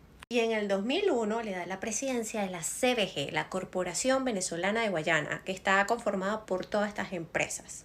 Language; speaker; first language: Spanish; native; Spanish